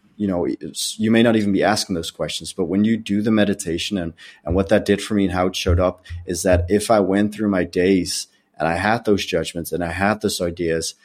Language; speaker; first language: English; non-native, fluent; Dutch